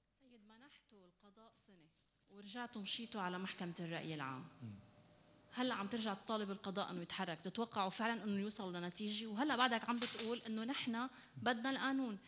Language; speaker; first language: Arabic; native; Arabic